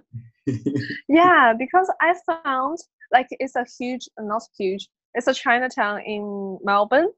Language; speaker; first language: English; non-native, fluent; Chinese